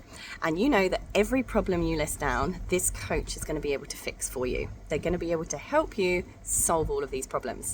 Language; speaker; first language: English; native; English